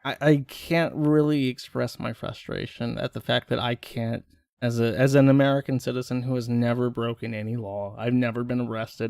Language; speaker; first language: English; native; English